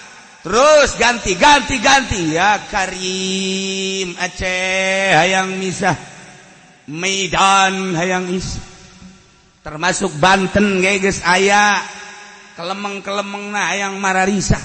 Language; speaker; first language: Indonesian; non-native, local second language; Sundanese